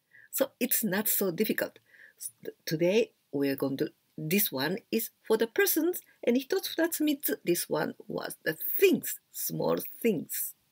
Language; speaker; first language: English; non-native, fluent; Japanese